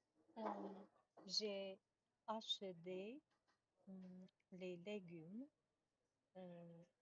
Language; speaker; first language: French; non-native, learner; Chinese